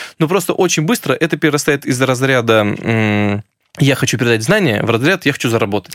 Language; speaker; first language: Russian; native; Russian